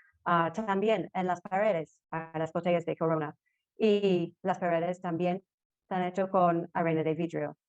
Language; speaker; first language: Spanish; non-native, fluent; English